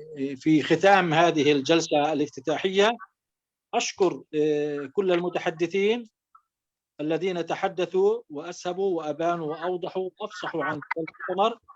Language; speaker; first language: Arabic; native; Arabic